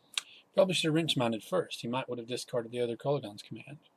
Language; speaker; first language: English; native; English